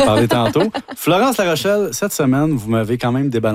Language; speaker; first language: French; native; French